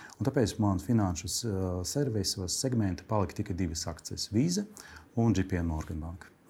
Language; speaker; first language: Latvian; non-native, local second language; Russian